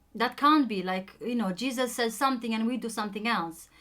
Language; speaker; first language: English; non-native, fluent; Romanian